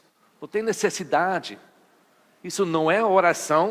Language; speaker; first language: Portuguese; non-native, fluent; English